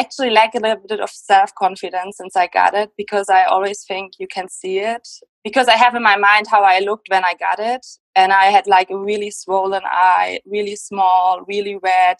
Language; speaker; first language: English; non-native, fluent; German